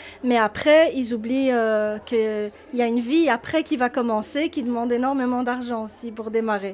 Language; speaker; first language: French; early bilingual, other home language; Arabic